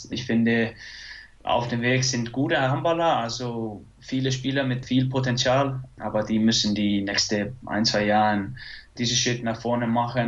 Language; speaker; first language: German; non-native, fluent; Icelandic